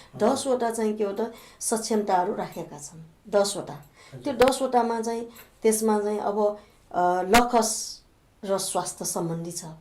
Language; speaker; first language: Nepali; non-native, local second language; Newari